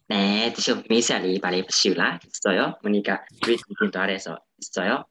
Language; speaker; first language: Korean; non-native, fluent; Burmese